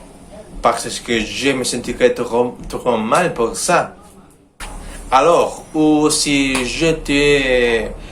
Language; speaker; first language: French; non-native, learner; Spanish